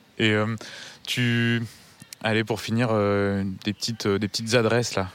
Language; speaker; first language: French; native; French